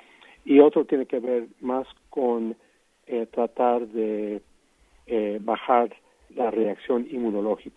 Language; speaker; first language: Spanish; non-native, fluent; English